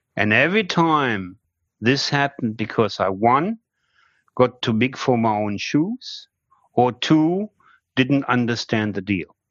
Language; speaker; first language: English; non-native, fluent; German